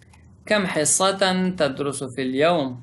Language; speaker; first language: Arabic; non-native, fluent; Pashto